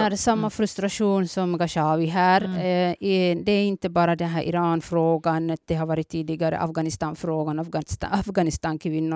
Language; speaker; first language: Swedish; early bilingual, other home language; Somali